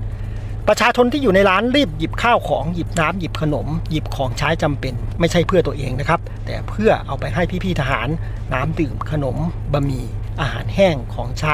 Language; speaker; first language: Thai; native; Thai